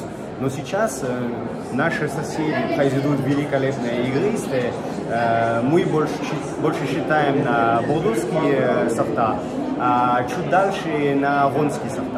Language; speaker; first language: Russian; non-native, fluent; French